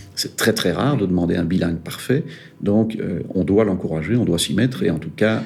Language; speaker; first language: French; native; French